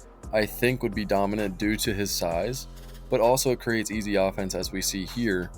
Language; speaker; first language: English; native; English